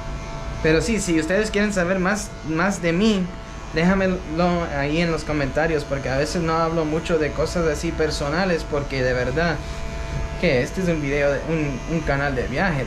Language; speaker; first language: Spanish; early bilingual, heritage; Spanish